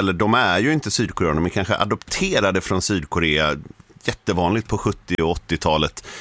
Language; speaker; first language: Swedish; native; Swedish